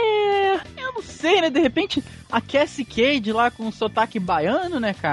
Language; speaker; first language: Portuguese; native; Portuguese